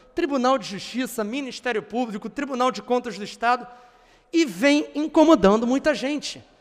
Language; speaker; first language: Portuguese; native; Portuguese